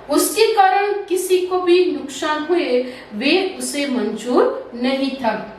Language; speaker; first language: Hindi; non-native, local second language; Gujarati